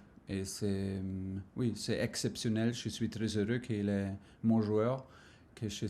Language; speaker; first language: French; non-native, learner; German